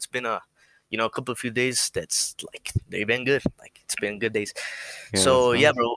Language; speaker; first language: English; early bilingual, other home language; Spanish